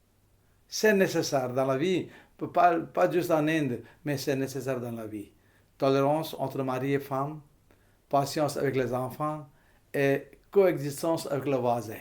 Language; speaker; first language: French; non-native, fluent; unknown